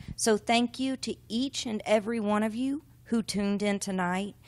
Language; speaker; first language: English; native; English